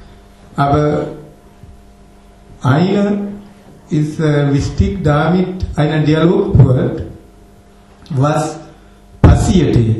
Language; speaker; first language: German; non-native, fluent; Tamil